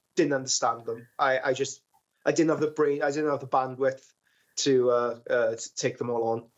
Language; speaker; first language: English; native; English